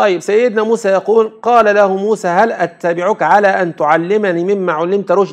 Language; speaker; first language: Arabic; native; Arabic